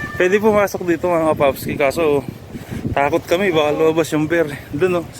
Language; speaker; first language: Filipino; native; Filipino